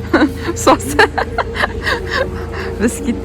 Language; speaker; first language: Turkish; non-native, learner; Tatar